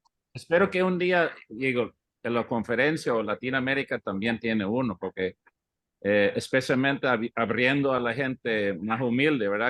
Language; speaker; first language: Spanish; early bilingual, heritage; English